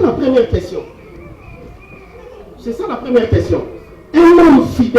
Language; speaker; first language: French; non-native, local second language; Lingala